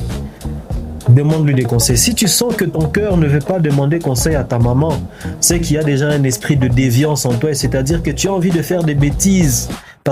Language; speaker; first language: French; native; French